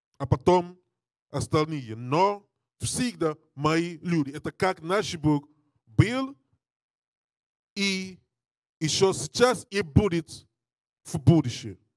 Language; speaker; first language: Russian; non-native, learner; English